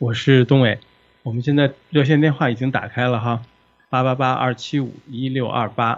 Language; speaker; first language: Chinese; native; Chinese